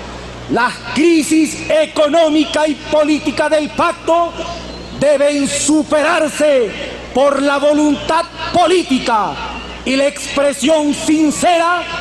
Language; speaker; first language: Spanish; native; Spanish